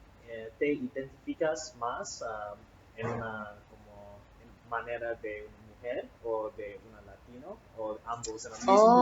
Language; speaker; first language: Spanish; non-native, learner; English